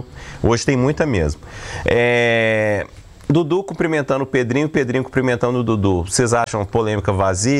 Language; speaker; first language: Portuguese; native; Portuguese